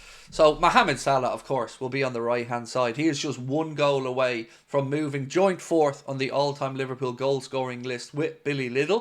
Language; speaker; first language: English; native; English